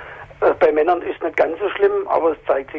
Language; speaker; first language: German; native; German